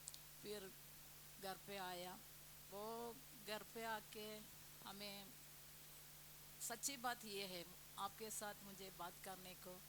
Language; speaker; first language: Hindi; non-native, local second language; Malayalam